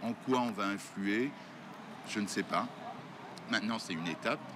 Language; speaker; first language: French; native; French